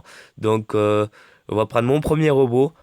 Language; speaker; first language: French; native; French